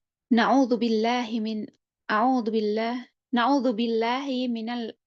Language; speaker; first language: Arabic; non-native, learner; Indonesian